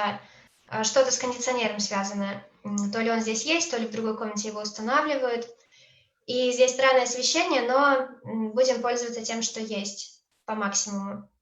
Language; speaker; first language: Russian; native; Russian